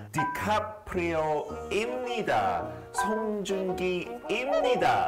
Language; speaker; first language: Korean; non-native, learner; English